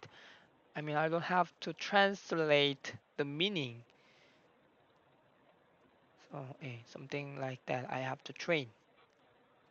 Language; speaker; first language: English; non-native, learner; Korean